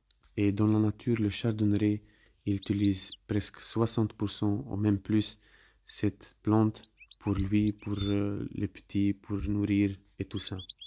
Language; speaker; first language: French; non-native, fluent; Italian